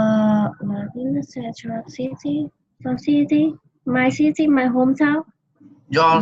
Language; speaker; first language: English; non-native, learner; Vietnamese